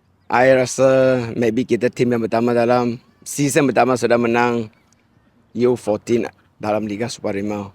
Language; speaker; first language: Malay; non-native, local second language; Chinese